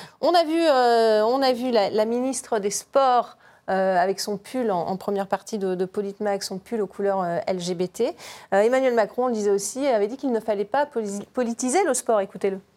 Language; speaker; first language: French; native; French